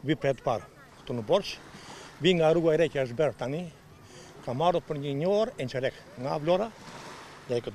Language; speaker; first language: Albanian; native; Albanian